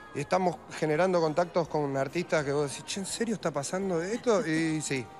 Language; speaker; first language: Spanish; native; Spanish